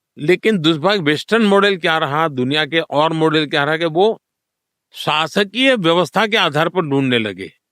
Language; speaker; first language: Hindi; non-native, local second language; Gujarati